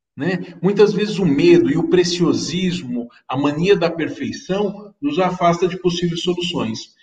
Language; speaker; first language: Portuguese; native; Portuguese